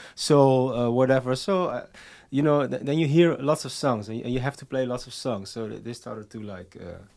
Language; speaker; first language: English; non-native, fluent; Dutch